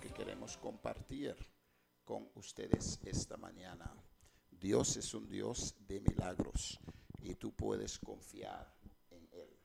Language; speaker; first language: Spanish; non-native, fluent; English